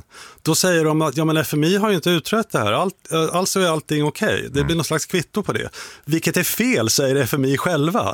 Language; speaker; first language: Swedish; native; Swedish